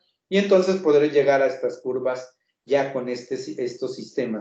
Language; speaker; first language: Spanish; native; Spanish